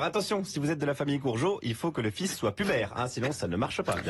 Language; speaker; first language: French; native; French